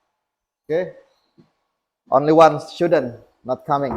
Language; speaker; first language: English; non-native, fluent; Indonesian